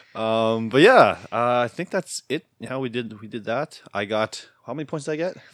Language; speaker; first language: English; native; English